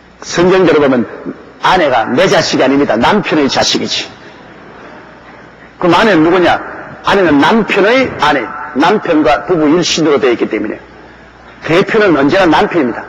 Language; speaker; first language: Korean; native; Korean